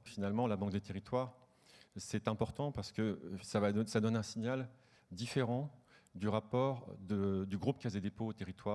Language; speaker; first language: French; native; French